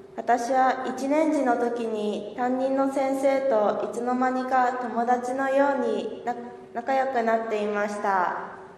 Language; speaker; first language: Japanese; early bilingual, other home language; Chinese